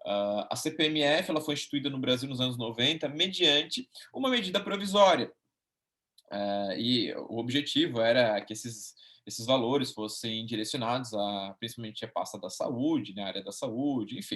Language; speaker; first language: Portuguese; native; Portuguese